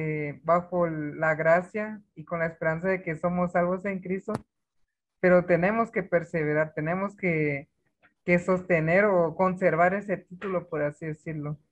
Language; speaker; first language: Spanish; native; Spanish